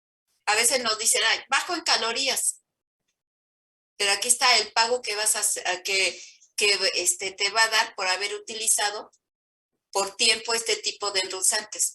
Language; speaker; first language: Spanish; native; Spanish